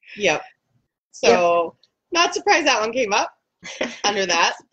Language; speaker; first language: English; native; English